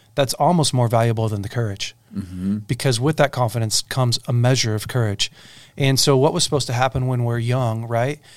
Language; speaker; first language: English; native; English